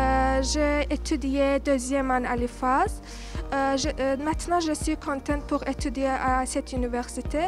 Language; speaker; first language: French; non-native, learner; Azerbaijani